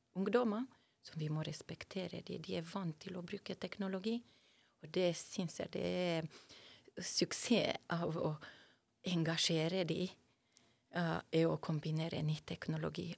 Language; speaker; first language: Norwegian; non-native, fluent; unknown